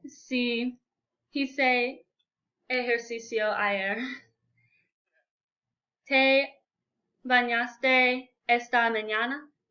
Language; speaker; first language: Spanish; non-native, learner; English